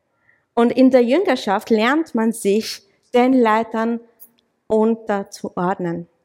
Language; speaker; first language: German; non-native, fluent; English